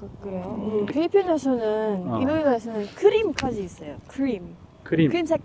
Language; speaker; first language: Korean; non-native, fluent; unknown